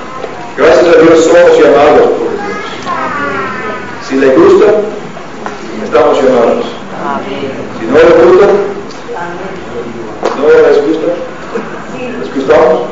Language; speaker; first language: Spanish; non-native, fluent; English